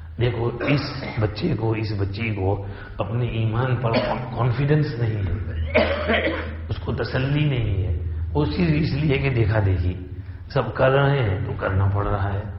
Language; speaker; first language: Urdu; non-native, local second language; Gujarati